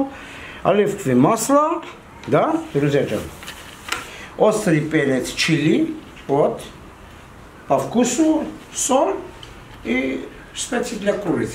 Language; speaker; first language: Russian; non-native, fluent; Armenian